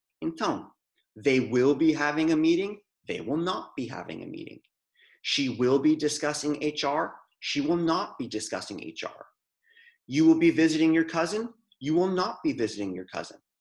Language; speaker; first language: English; native; English